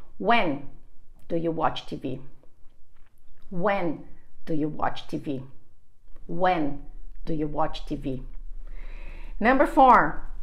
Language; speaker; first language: English; non-native, fluent; Portuguese